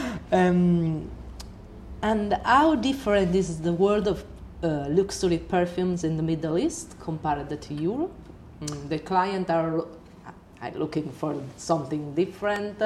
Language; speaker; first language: English; non-native, learner; Italian